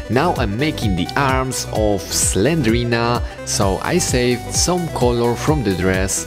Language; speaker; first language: English; non-native, fluent; Polish